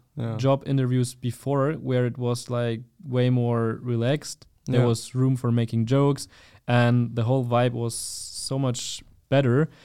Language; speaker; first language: English; non-native, fluent; German